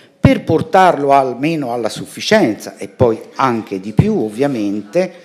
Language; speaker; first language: Italian; native; Italian